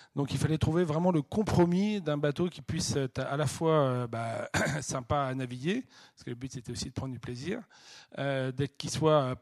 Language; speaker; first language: French; native; French